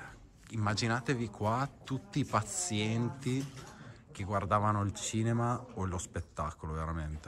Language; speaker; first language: Italian; native; Italian